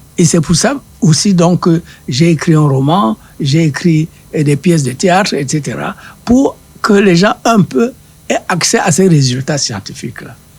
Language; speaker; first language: French; non-native, local second language; Duala